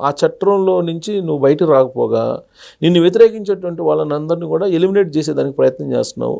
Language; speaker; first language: Telugu; native; Telugu